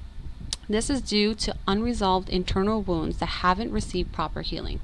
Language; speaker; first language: English; native; English